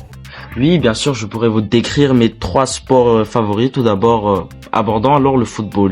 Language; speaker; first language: French; non-native, local second language; Malagasy